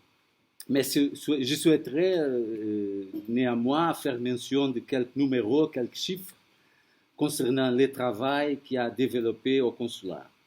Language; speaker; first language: French; non-native, fluent; Portuguese